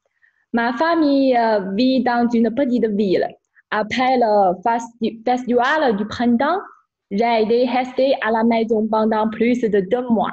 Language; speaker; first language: French; non-native, fluent; Chinese